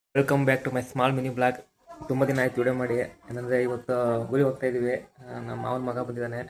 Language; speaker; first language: Kannada; non-native, local second language; Lambadi